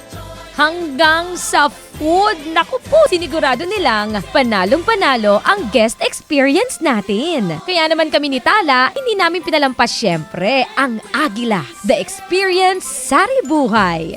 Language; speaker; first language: Filipino; native; Filipino